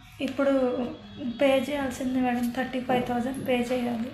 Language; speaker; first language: Telugu; non-native, local second language; Hindi